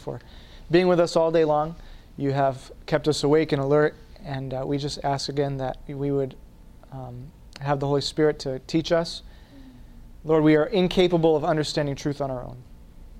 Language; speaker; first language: English; native; English